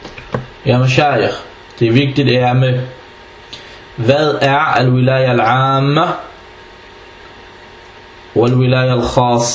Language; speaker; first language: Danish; early bilingual, other home language; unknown